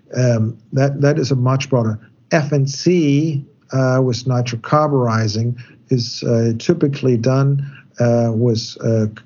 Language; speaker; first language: English; non-native, fluent; German